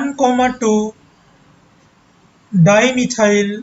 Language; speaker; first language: Hindi; non-native, local second language; Bangla